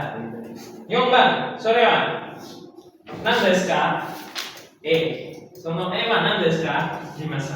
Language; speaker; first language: Japanese; non-native, fluent; Indonesian